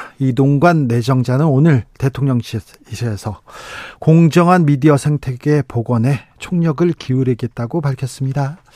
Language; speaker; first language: Korean; native; Korean